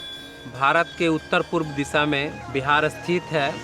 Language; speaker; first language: Hindi; native; Hindi